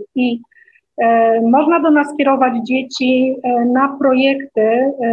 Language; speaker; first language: Polish; native; Polish